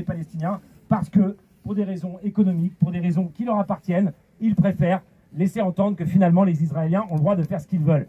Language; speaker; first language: French; native; French